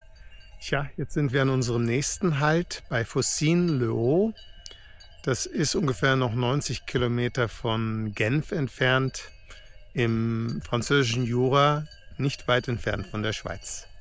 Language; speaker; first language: German; native; German